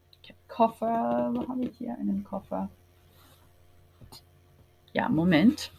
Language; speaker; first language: German; non-native, fluent; English